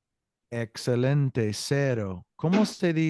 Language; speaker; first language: Spanish; non-native, fluent; English